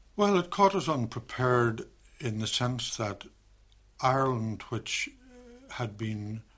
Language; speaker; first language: English; native; English